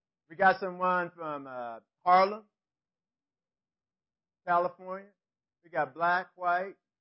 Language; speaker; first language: English; native; English